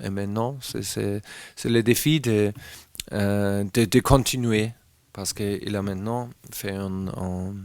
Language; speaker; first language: French; non-native, learner; German